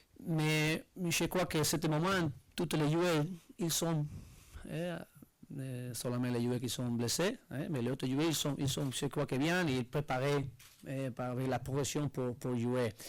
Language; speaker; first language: French; non-native, learner; Spanish